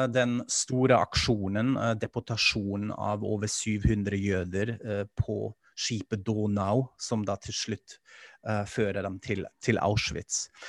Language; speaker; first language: Norwegian; non-native, fluent; German